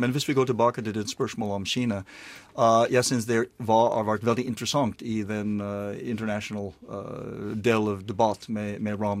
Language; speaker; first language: Norwegian; non-native, learner; English